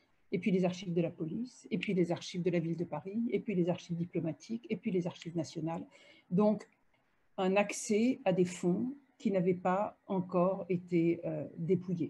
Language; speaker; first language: French; native; French